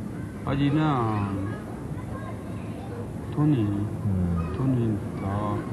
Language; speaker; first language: Korean; non-native, learner; Urdu